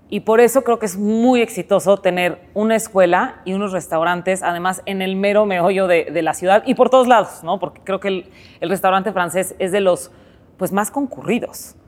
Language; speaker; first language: Spanish; native; Spanish